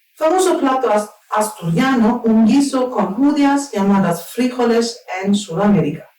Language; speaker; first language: Spanish; non-native, fluent; Turkish